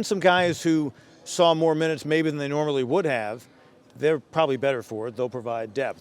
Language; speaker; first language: English; native; English